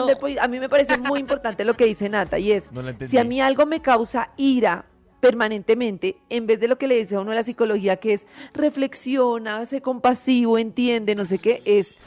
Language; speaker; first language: Spanish; native; Spanish